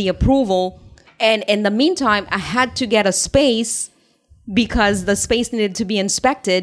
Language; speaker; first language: English; non-native, fluent; Haitian Creole